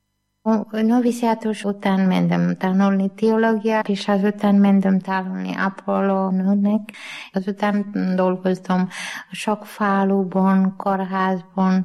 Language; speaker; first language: Hungarian; non-native, learner; Malayalam